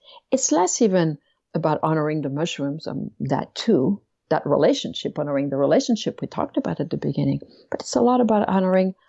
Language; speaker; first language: English; non-native, fluent; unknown